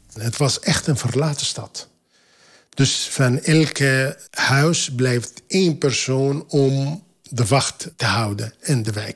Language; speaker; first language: Dutch; non-native, fluent; Arabic